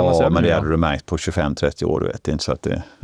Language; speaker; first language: Swedish; native; Swedish